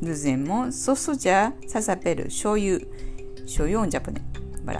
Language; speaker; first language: French; non-native, learner; Japanese